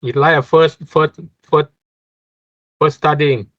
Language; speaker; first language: English; non-native, fluent; Thai